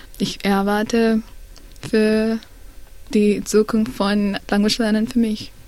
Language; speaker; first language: German; non-native, learner; Sinhala